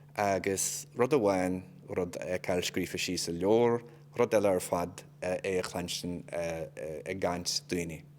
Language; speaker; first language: Irish; non-native, local second language; English